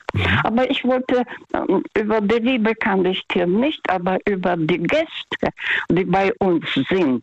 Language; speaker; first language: German; early bilingual, heritage; Russian